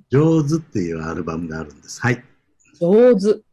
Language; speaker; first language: Japanese; native; Japanese